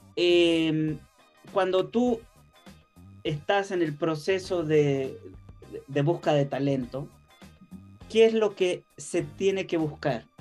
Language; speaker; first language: Spanish; native; Spanish